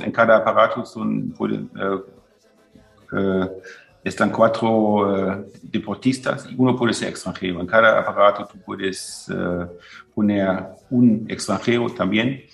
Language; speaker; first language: Spanish; non-native, fluent; German